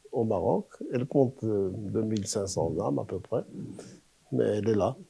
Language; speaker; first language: French; non-native, local second language; Arabic